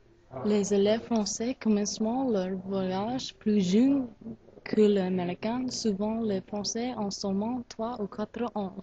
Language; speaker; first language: French; non-native, learner; English